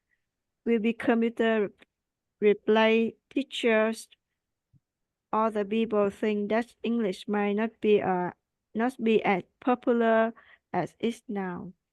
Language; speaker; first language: English; non-native, learner; Vietnamese